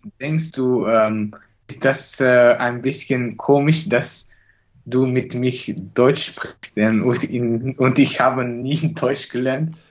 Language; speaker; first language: German; non-native, learner; Chinese